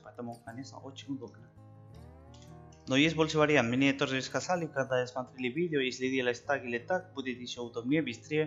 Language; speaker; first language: Russian; non-native, learner; Spanish